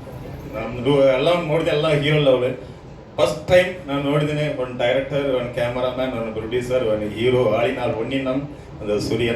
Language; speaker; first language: Kannada; non-native, learner; Tamil